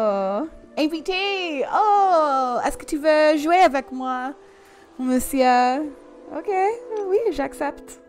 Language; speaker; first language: French; non-native, learner; English